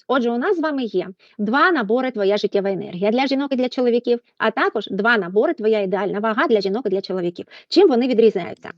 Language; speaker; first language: Ukrainian; non-native, local second language; Russian